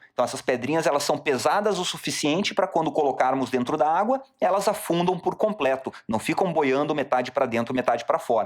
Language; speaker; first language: Portuguese; native; Portuguese